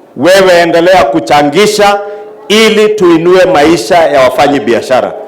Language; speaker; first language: Swahili; non-native, local second language; Kikuyu